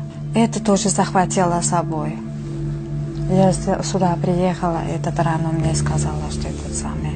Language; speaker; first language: Russian; non-native, learner; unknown